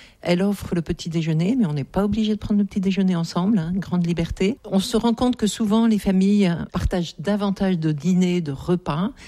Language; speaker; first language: French; native; French